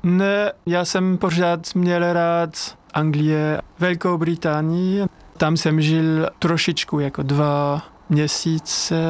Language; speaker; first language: Czech; non-native, fluent; French